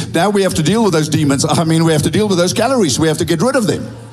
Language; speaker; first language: English; non-native, local second language; Afrikaans